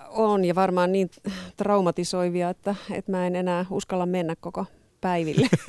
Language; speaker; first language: Finnish; native; Finnish